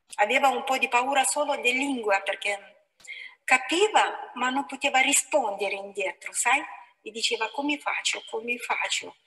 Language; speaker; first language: Italian; non-native, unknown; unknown